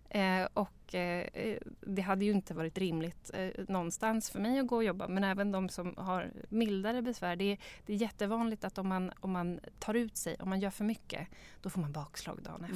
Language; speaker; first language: Swedish; native; Swedish